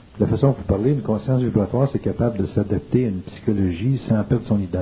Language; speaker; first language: French; native; French